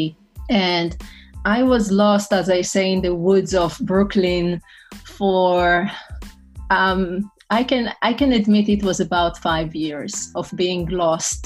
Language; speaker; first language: English; non-native, fluent; Hebrew